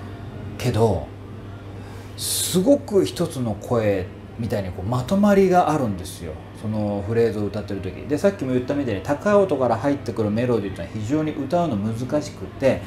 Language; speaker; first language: Japanese; native; Japanese